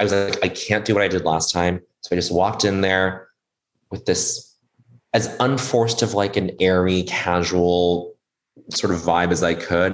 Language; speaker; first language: English; native; English